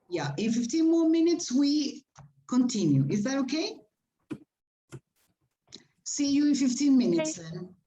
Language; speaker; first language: English; non-native, fluent; Spanish